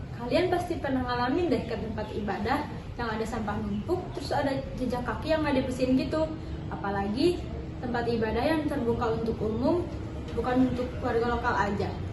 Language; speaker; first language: Indonesian; native; Indonesian